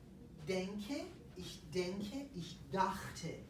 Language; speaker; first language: German; non-native, fluent; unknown